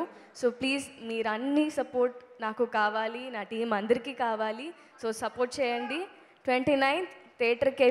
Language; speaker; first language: Telugu; non-native, learner; Tamil